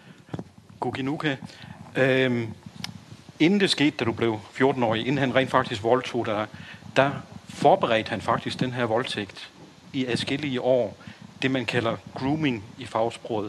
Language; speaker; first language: Danish; native; Danish